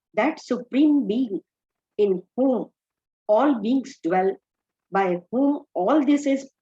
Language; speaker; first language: English; non-native, local second language; Hindi